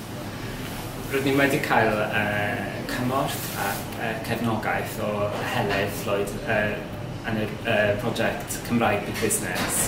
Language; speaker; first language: Welsh; non-native, learner; English